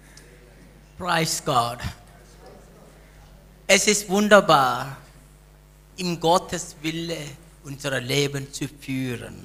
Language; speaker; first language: German; non-native, learner; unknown